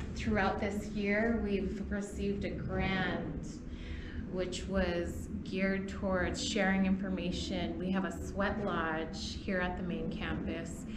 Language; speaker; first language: English; native; English